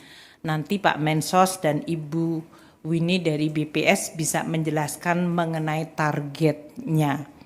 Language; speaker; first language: Indonesian; native; Indonesian